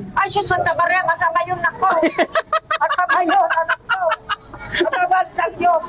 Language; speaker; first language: Filipino; non-native, local second language; Iloko